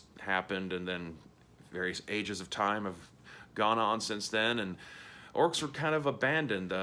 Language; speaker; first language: English; native; English